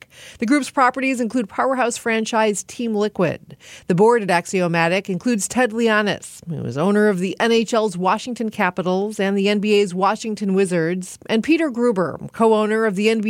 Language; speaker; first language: English; native; English